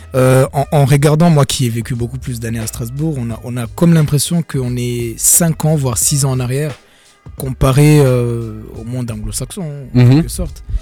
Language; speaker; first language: French; non-native, local second language; Kinyarwanda